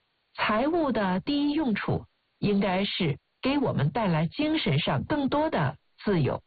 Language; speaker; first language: Chinese; native; Chinese